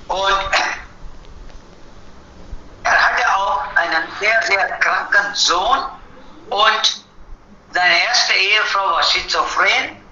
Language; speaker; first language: German; non-native, fluent; Tamil